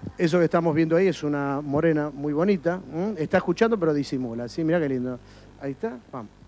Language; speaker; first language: Spanish; native; Spanish